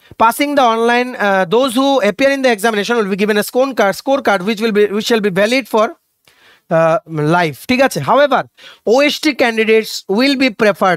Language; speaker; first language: English; non-native, local second language; Bangla